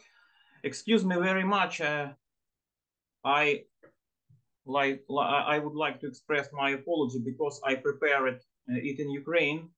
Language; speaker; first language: English; non-native, learner; Ukrainian